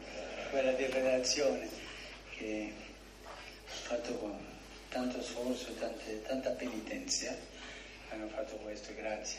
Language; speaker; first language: Italian; non-native, fluent; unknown